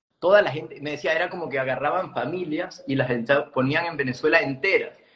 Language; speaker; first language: Spanish; native; Spanish